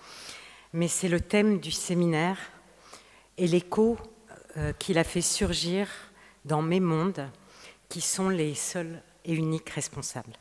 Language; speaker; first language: French; native; French